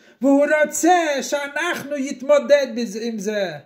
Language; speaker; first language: Hebrew; non-native, fluent; English